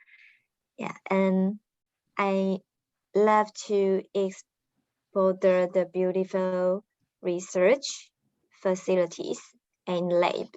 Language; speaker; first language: English; non-native, learner; Chinese